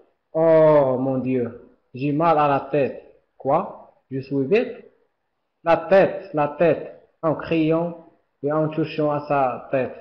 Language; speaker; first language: French; non-native, learner; Arabic